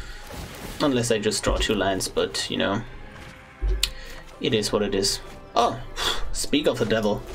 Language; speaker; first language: English; non-native, fluent; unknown